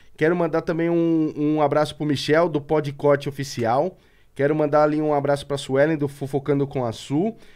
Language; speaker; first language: Portuguese; native; Portuguese